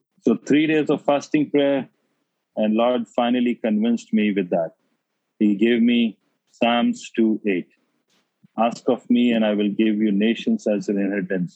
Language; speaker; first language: English; non-native, local second language; Hindi